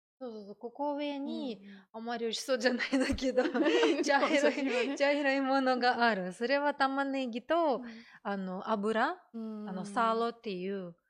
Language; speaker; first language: Japanese; non-native, fluent; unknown